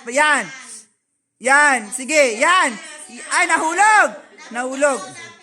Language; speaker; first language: Filipino; non-native, local second language; Cebuano